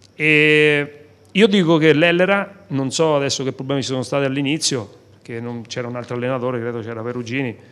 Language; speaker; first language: Italian; native; Italian